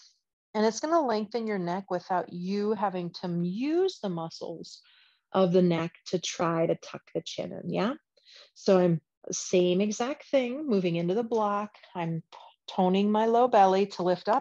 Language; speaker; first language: English; native; English